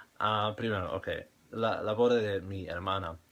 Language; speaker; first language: Spanish; non-native, learner; English